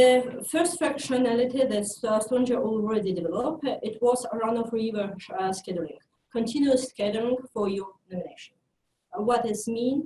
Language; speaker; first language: English; non-native, fluent; French